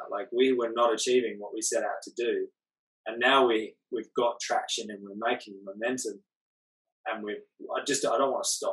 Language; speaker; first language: English; native; English